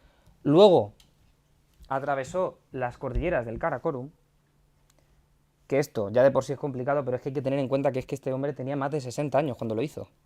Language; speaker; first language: Spanish; native; Spanish